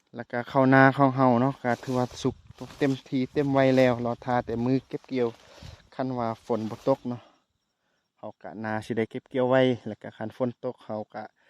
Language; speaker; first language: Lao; native; Lao